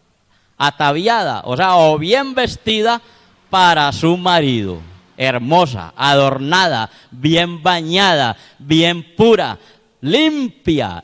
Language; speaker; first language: Spanish; native; Spanish